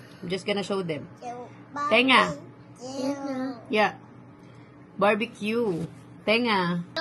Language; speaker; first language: English; non-native, local second language; Filipino